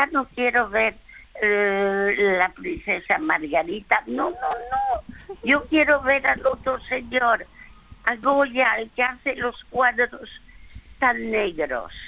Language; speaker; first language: Spanish; early bilingual, other home language; French